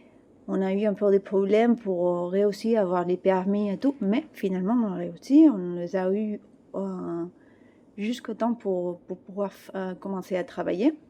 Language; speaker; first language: French; non-native, fluent; Catalan